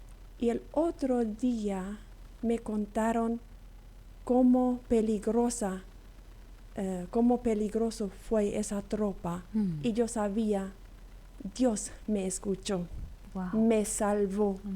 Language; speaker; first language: Spanish; non-native, local second language; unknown